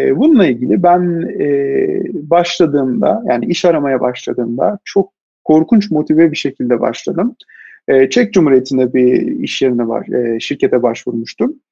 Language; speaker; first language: Turkish; native; Turkish